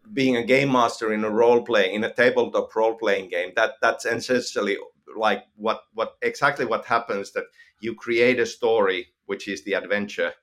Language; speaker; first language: English; non-native, fluent; Finnish